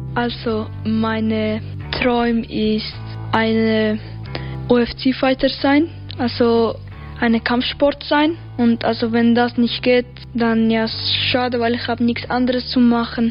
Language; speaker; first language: German; early bilingual, other home language; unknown